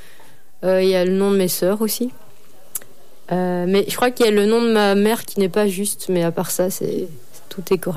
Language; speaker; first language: French; native; French